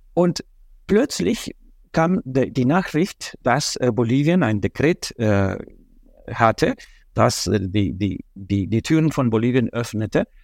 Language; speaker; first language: German; non-native, fluent; Spanish